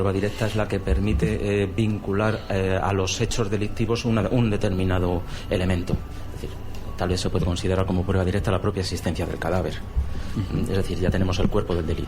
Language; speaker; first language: Spanish; native; Spanish